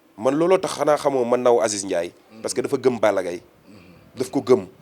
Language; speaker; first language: Wolof; native; Wolof